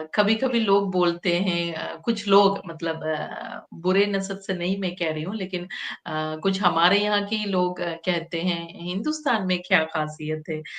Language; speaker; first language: Hindi; non-native, fluent; Sinhala